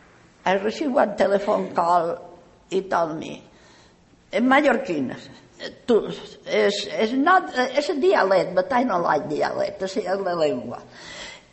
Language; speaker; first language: English; non-native, learner; Catalan